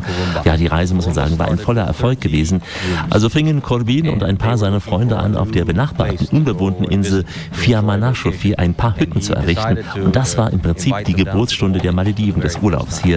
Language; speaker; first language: German; native; German